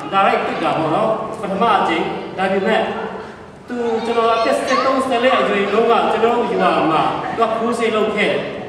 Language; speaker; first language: Burmese; non-native, local second language; Tedim Chin